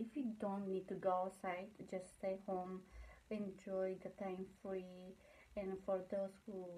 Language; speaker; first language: English; non-native, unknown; Romanian